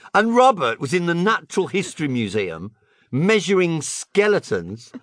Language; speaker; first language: English; native; English